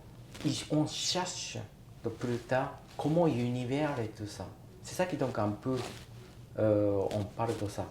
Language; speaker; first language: French; non-native, learner; Japanese